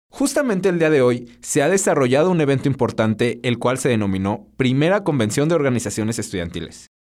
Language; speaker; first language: Spanish; native; Spanish